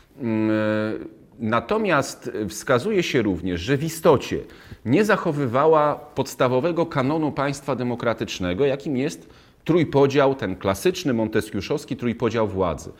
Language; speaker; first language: Polish; native; Polish